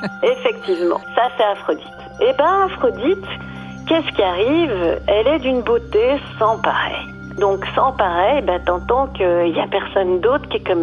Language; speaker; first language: French; native; French